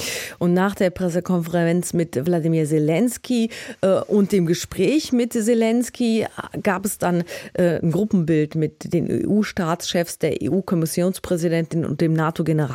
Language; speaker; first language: German; native; German